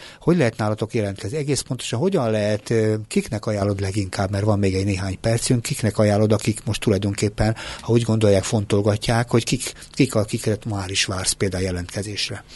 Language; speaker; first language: Hungarian; native; Hungarian